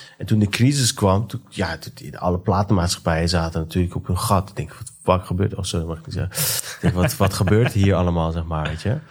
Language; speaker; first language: Dutch; early bilingual, other home language; Persian